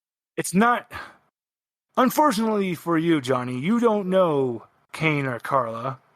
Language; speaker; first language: English; native; English